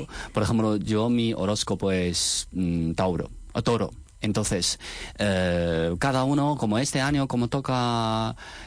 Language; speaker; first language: Spanish; non-native, fluent; Chinese